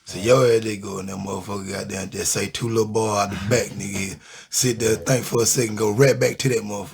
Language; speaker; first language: English; native; English